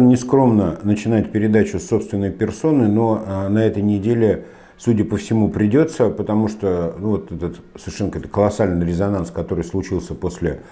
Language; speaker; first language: Russian; native; Russian